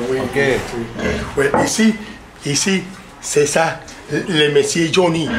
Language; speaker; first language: French; non-native, learner; Spanish